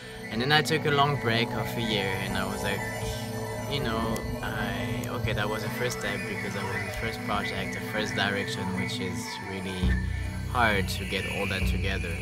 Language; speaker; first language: English; non-native, fluent; French